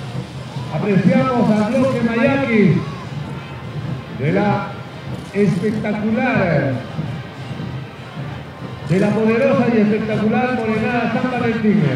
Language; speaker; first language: Spanish; native; Spanish